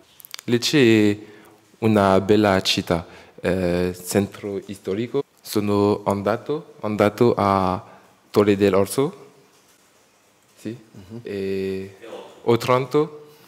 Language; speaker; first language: Italian; non-native, learner; French